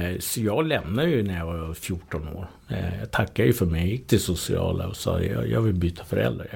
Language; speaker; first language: Swedish; early bilingual, other home language; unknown